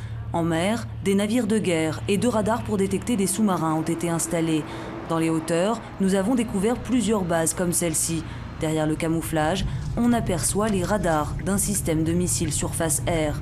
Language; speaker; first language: French; native; French